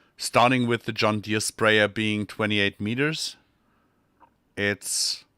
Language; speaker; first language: English; non-native, fluent; German